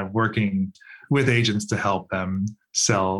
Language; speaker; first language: English; native; English